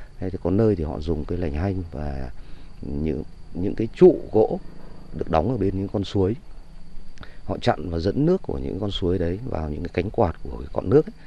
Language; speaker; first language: Vietnamese; native; Vietnamese